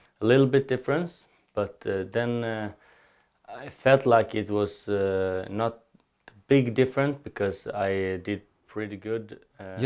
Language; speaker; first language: English; non-native, learner; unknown